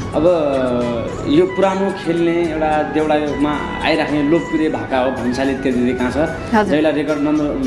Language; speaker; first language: Nepali; native; Nepali